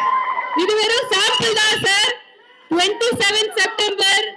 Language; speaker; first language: Tamil; native; Tamil